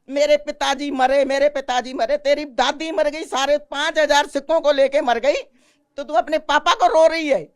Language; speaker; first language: Hindi; non-native, local second language; Punjabi